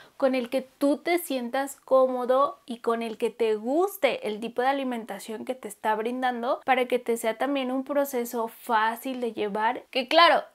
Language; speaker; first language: Spanish; native; Spanish